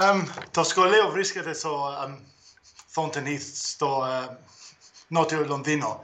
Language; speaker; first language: Greek; early bilingual, heritage; Greek